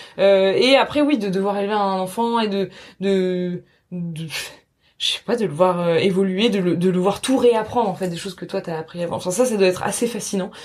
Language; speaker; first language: French; native; French